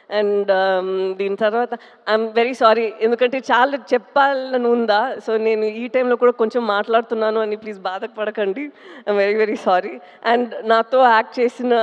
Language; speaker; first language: Telugu; non-native, fluent; Tamil